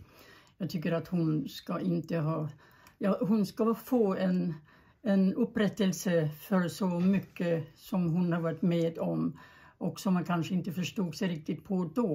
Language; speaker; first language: Swedish; early bilingual, other home language; German